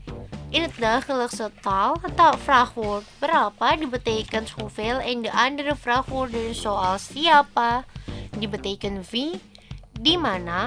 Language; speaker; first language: Dutch; non-native, fluent; Indonesian